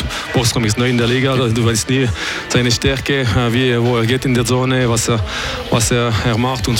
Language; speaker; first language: German; non-native, local second language; French